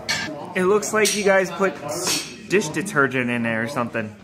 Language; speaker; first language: English; native; English